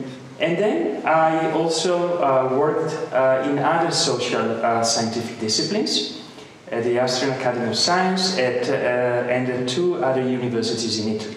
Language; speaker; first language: English; non-native, fluent; Italian